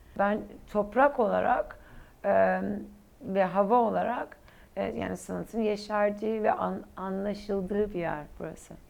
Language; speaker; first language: Turkish; early bilingual, heritage; Turkish